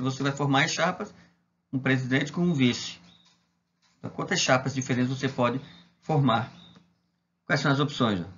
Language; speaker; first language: Portuguese; native; Portuguese